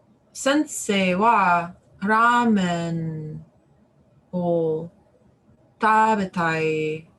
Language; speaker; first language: Japanese; non-native, learner; English